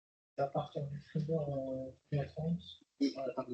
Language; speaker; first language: French; native; French